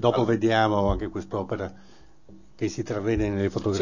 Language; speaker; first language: Italian; native; Italian